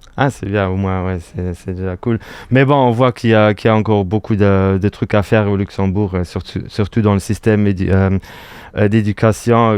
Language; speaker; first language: French; non-native, local second language; Luxembourgish